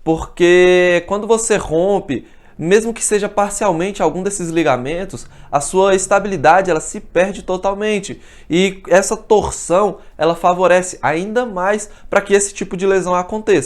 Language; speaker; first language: Portuguese; native; Portuguese